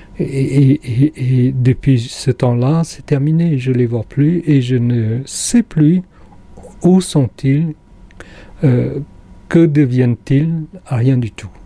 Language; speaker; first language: French; non-native, fluent; Khmer